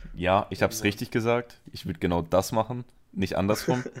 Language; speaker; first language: German; early bilingual, other home language; Spanish